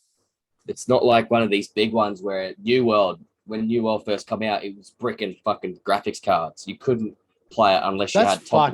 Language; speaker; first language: English; native; English